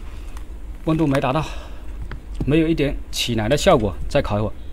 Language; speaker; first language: Chinese; native; Chinese